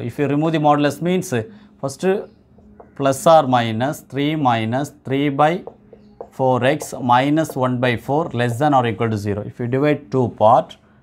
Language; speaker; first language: English; non-native, local second language; Tamil